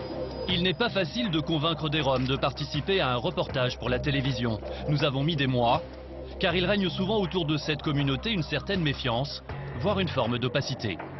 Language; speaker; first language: French; native; French